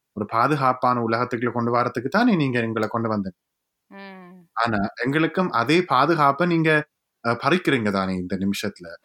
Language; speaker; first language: Tamil; native; Tamil